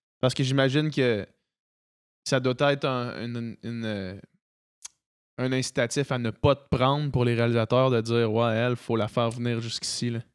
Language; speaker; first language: French; native; French